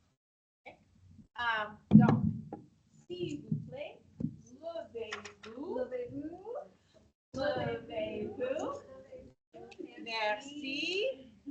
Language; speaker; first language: French; non-native, fluent; English